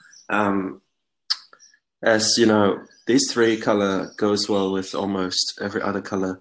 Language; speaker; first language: English; non-native, local second language; Cantonese